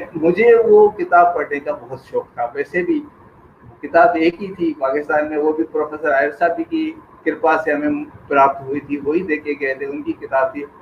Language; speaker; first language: Urdu; non-native, local second language; Sindhi